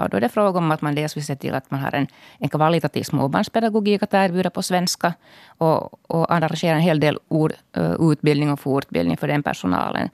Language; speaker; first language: Swedish; native; Swedish